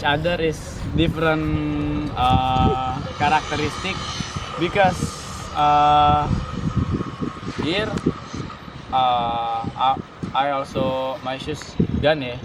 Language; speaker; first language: English; non-native, learner; Indonesian